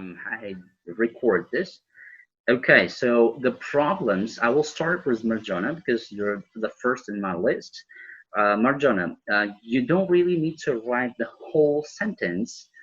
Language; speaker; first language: English; non-native, fluent; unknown